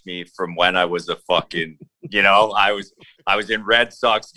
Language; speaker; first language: English; native; English